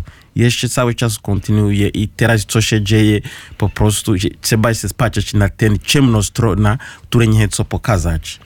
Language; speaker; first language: Polish; non-native, learner; Kinyarwanda